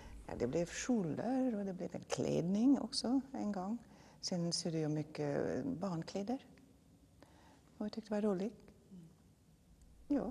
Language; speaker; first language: Swedish; non-native, fluent; German